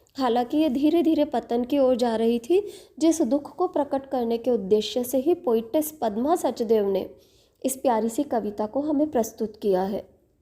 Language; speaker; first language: Hindi; native; Hindi